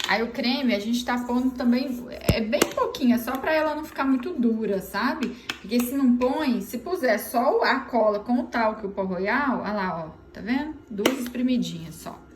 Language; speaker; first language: Portuguese; native; Portuguese